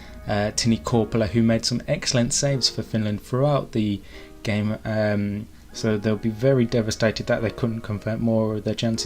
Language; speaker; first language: English; native; English